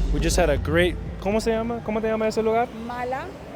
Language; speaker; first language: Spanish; non-native, learner; English